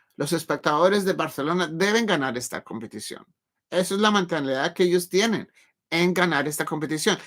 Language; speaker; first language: Spanish; non-native, learner; English